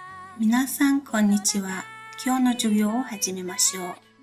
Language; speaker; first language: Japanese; non-native, fluent; Mongolian